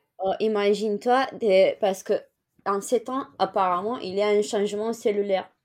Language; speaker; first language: French; non-native, fluent; Romanian